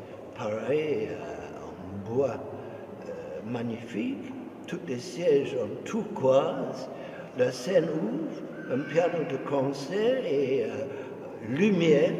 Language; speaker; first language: French; non-native, fluent; English